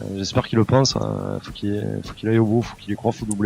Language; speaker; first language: French; native; French